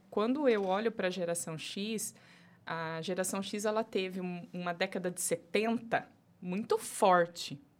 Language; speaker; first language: Portuguese; native; Portuguese